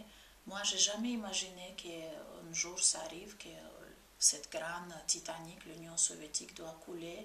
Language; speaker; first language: French; non-native, fluent; Georgian